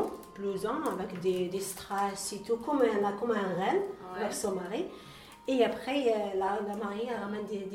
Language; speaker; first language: French; non-native, learner; Arabic